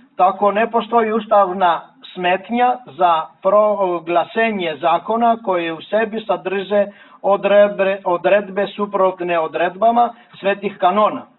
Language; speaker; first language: Serbian; non-native, fluent; Greek